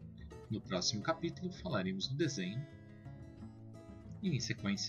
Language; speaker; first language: Portuguese; native; Portuguese